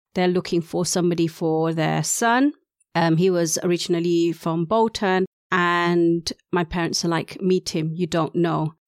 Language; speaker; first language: English; non-native, local second language; Urdu